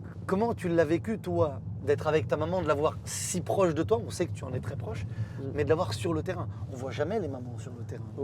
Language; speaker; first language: French; native; French